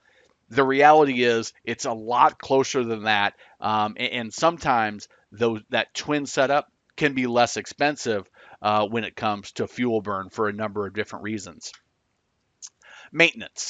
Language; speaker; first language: English; native; English